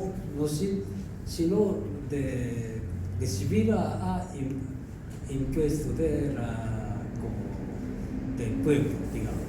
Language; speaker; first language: Spanish; non-native, learner; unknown